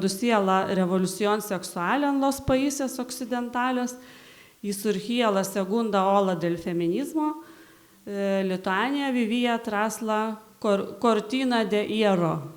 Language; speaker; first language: Spanish; non-native, learner; Lithuanian